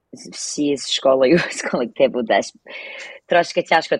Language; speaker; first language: Ukrainian; early bilingual, heritage; Ukrainian